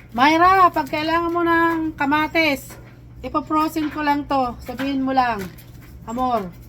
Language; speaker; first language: Filipino; native; Filipino